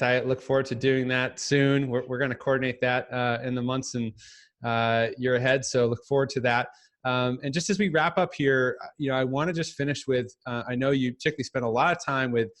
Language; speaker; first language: English; native; English